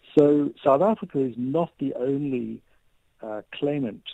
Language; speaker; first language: English; native; English